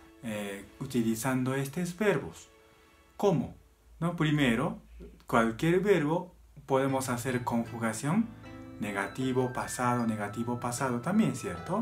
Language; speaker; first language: Spanish; non-native, fluent; Japanese